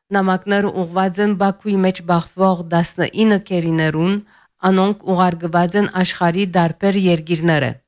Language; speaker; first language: Armenian; early bilingual, heritage; Armenian